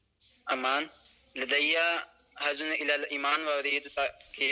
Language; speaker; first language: Arabic; non-native, learner; Urdu